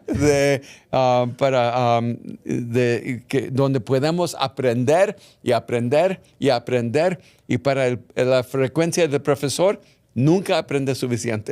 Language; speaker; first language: Spanish; early bilingual, heritage; English